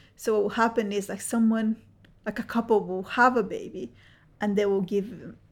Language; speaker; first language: English; early bilingual, other home language; Spanish